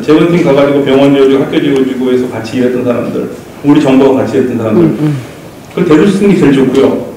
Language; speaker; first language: Korean; native; Korean